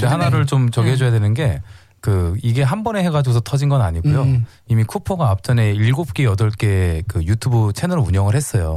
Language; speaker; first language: Korean; native; Korean